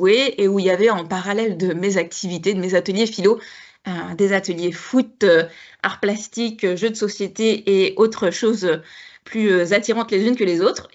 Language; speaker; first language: French; native; French